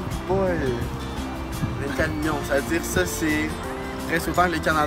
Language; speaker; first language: French; native; French